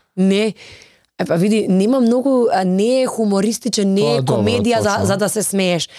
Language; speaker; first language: Macedonian; native; Macedonian